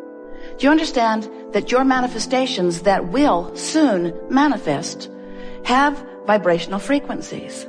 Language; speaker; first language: English; native; English